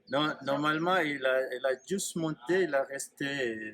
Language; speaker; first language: French; non-native, learner; Swahili